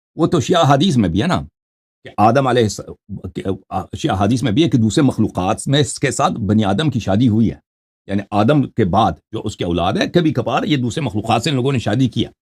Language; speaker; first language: Urdu; non-native, fluent; Persian